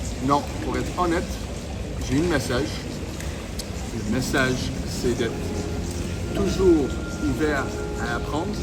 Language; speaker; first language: French; non-native, fluent; English